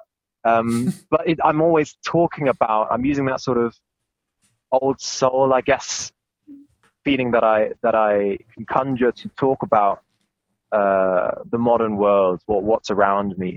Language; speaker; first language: English; native; English